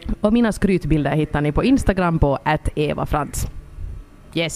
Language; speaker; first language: Swedish; native; Swedish